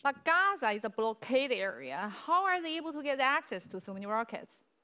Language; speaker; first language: English; non-native, fluent; Chinese